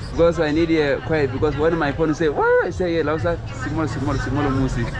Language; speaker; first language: English; non-native, learner; Swahili